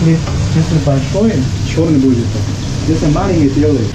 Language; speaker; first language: Russian; non-native, learner; Chinese